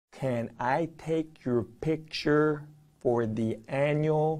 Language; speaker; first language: English; native; English